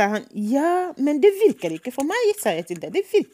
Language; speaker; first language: Norwegian; non-native, fluent; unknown